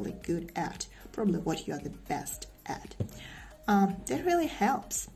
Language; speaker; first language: English; non-native, fluent; Russian